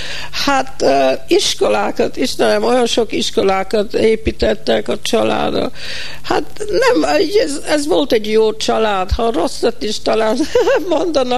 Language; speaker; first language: Hungarian; early bilingual, heritage; Hungarian